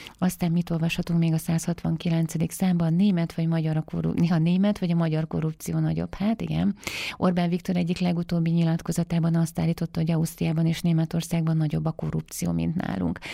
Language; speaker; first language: Hungarian; native; Hungarian